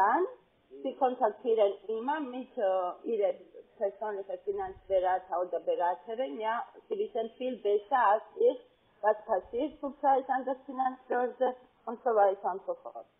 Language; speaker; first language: German; non-native, fluent; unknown